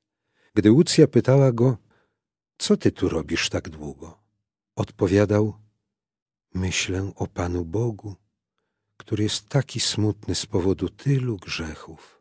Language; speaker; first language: Polish; native; Polish